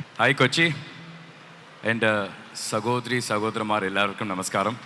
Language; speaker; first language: Malayalam; non-native, learner; Tamil